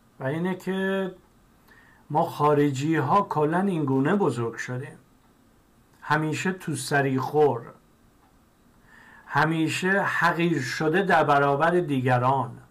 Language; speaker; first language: Persian; native; Persian